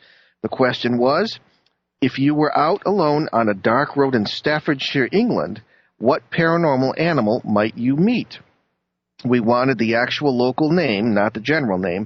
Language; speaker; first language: English; native; English